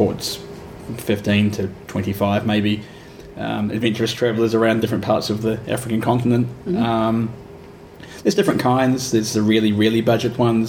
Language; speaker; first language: English; native; English